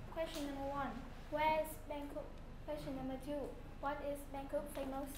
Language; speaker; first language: English; non-native, learner; Vietnamese